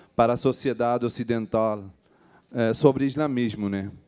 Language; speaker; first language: Portuguese; non-native, fluent; Urdu